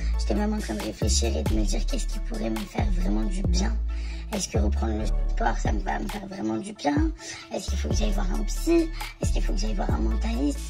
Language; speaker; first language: French; native; French